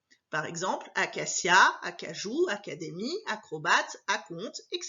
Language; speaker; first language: French; native; French